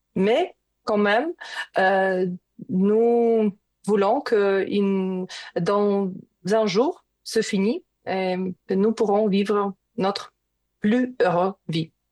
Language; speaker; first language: French; non-native, learner; Ukrainian